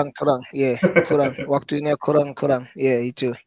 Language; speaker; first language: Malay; non-native, fluent; English